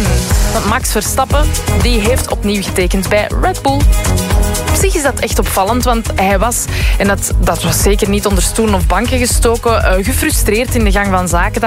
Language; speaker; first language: Dutch; native; Dutch